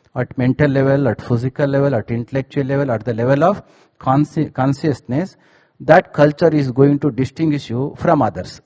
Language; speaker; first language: English; non-native, local second language; Kannada